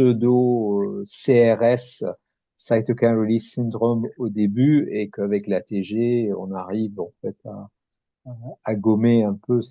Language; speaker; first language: French; native; French